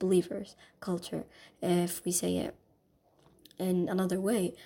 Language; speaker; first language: English; non-native, fluent; Somali